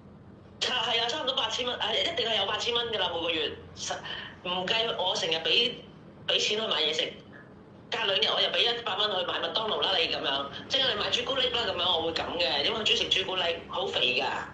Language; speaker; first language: Cantonese; native; Cantonese